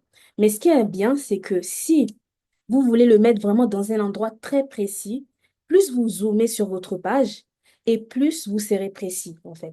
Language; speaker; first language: French; native; French